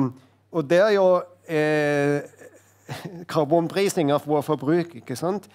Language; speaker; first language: Norwegian; non-native, fluent; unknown